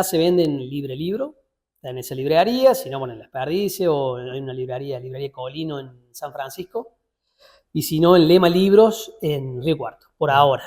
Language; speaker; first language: Spanish; native; Spanish